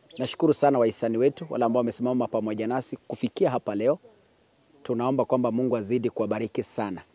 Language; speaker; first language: Swahili; non-native, local second language; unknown